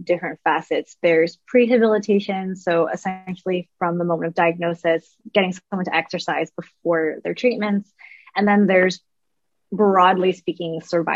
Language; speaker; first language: English; native; English